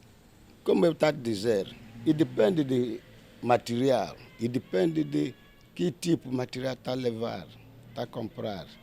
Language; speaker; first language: Portuguese; non-native, learner; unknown